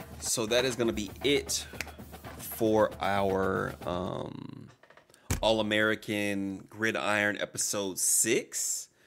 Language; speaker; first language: English; native; English